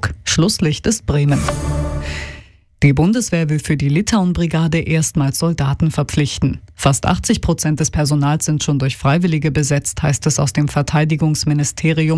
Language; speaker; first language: German; native; German